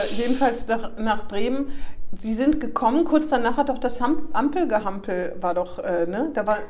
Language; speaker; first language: German; native; German